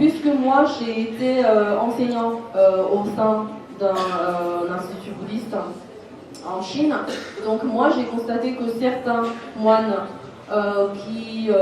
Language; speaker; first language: French; non-native, fluent; Chinese